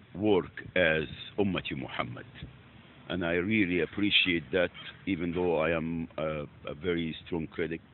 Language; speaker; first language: English; non-native, fluent; Arabic